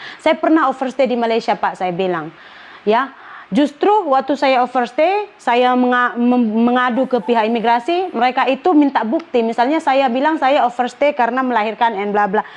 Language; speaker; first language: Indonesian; native; Indonesian